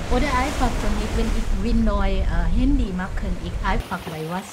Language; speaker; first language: German; non-native, learner; Thai